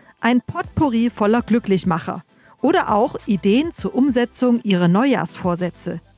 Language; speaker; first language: German; native; German